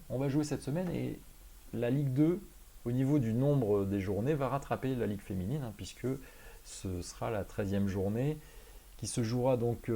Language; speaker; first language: French; native; French